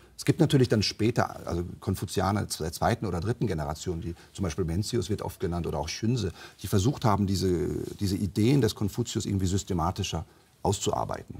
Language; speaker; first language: German; native; German